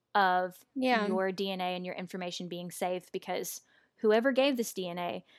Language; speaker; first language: English; native; English